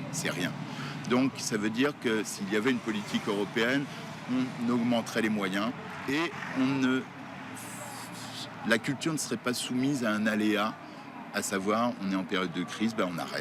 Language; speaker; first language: French; native; French